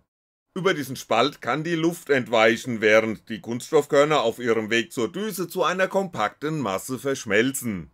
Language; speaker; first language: German; native; German